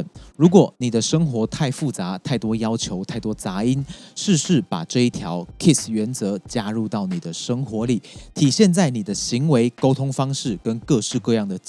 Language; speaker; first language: Chinese; native; Chinese